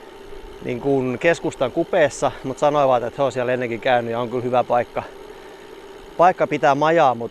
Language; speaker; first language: Finnish; native; Finnish